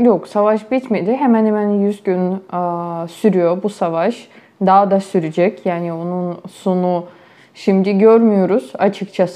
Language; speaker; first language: Turkish; non-native, fluent; Ukrainian